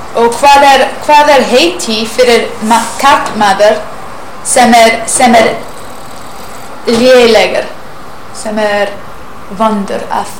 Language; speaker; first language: Icelandic; non-native, learner; English